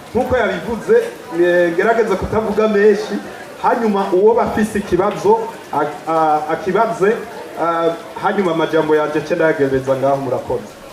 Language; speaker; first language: Rundi; early bilingual, heritage; Rundi